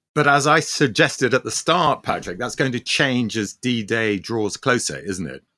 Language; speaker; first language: English; early bilingual, other home language; Armenian